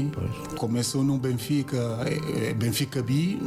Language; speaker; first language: Portuguese; non-native, learner; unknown